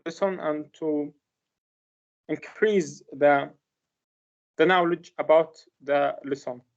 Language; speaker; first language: English; non-native, learner; Arabic